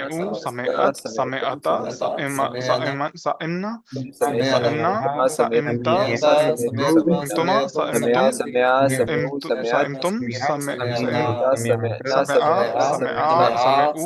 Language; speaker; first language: Arabic; non-native, learner; Urdu